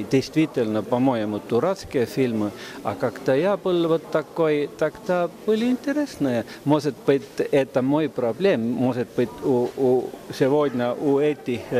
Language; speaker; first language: Russian; non-native, fluent; Estonian